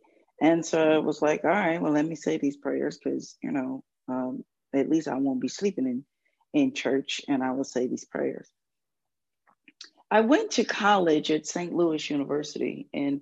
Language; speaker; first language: English; native; English